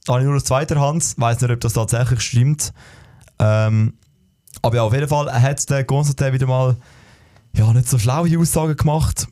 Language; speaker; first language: German; native; German